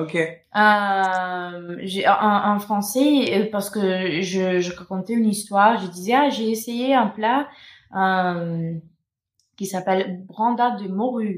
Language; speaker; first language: French; non-native, fluent; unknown